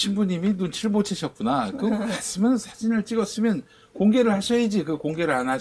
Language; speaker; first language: Korean; native; Korean